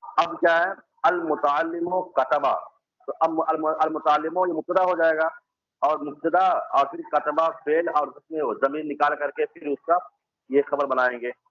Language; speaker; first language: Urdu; native; Urdu